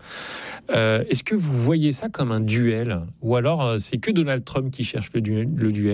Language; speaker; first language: French; native; French